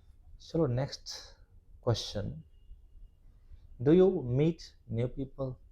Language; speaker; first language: English; non-native, fluent; Hindi